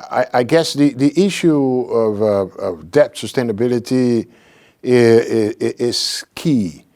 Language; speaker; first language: English; non-native, fluent; Portuguese